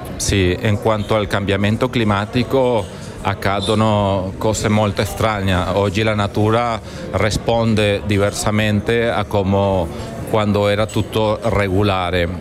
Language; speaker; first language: Italian; non-native, fluent; Spanish